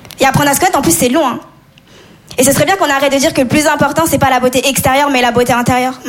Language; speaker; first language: French; early bilingual, other home language; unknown